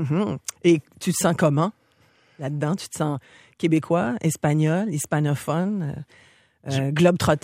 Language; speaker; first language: French; native; French